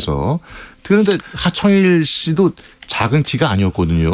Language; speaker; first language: Korean; native; Korean